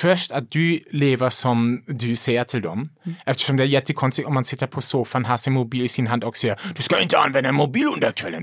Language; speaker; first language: Swedish; non-native, fluent; German